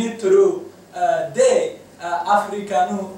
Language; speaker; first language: Japanese; non-native, learner; Arabic